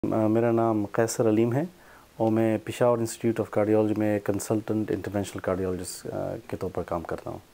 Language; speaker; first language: Urdu; non-native, local second language; Pashto